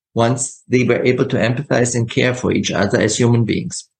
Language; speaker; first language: English; non-native, fluent; German